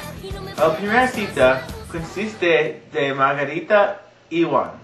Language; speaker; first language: Spanish; non-native, learner; English